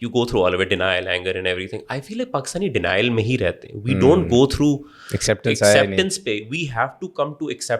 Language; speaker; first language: English; non-native, local second language; Urdu